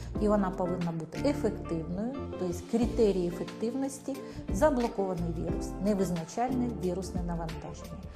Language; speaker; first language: Ukrainian; native; Ukrainian